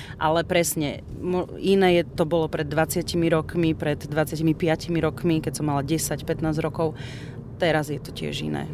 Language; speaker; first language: Slovak; native; Slovak